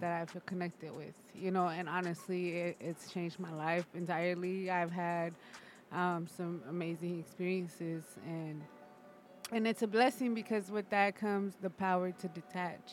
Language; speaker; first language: English; native; English